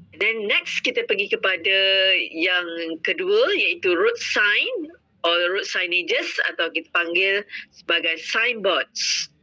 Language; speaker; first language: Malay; native; Malay